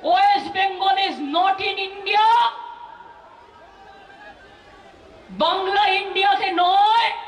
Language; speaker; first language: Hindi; non-native, local second language; Bangla